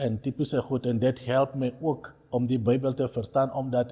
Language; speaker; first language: Afrikaans; non-native, local second language; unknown